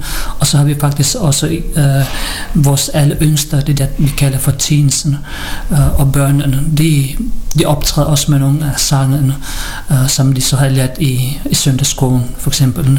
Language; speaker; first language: Danish; non-native, fluent; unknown